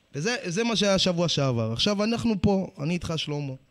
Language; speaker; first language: Hebrew; early bilingual, other home language; Amharic